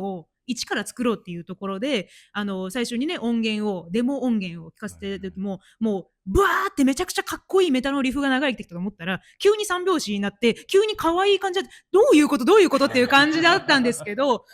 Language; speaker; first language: Japanese; native; Japanese